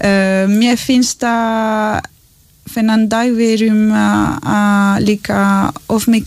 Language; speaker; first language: Icelandic; non-native, learner; French